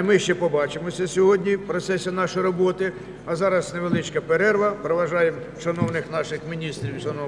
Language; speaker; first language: Ukrainian; native; Ukrainian